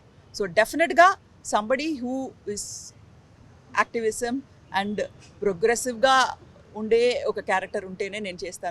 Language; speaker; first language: Telugu; non-native, local second language; Tamil